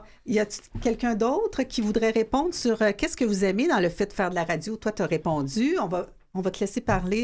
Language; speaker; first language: French; native; French